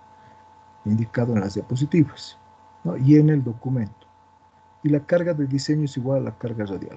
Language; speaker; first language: Spanish; native; Spanish